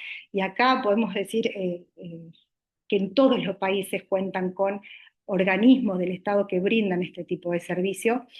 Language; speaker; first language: Spanish; native; Spanish